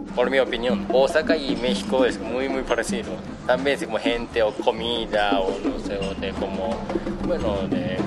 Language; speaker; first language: Spanish; non-native, fluent; Japanese